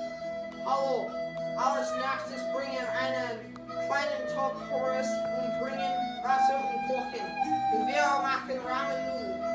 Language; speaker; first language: German; non-native, learner; English